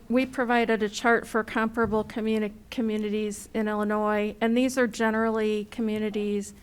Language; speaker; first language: English; native; English